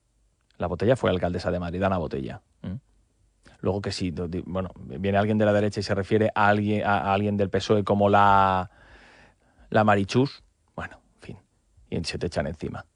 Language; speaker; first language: Spanish; native; Spanish